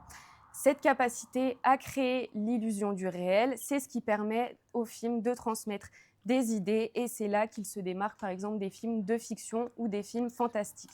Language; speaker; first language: French; native; French